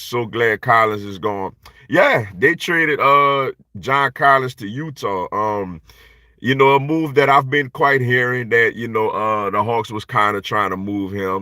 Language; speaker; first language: English; native; English